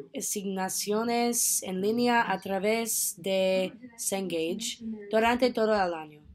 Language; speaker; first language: Spanish; non-native, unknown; English